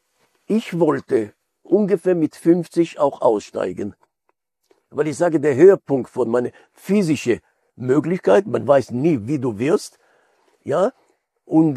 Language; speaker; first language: German; non-native, fluent; Hebrew